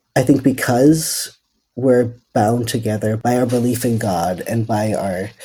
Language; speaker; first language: English; non-native, fluent; Dutch